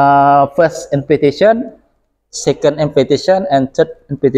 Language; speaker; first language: English; non-native, local second language; Indonesian